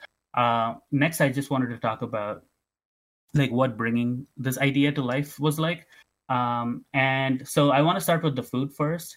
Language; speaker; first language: English; non-native, local second language; Tamil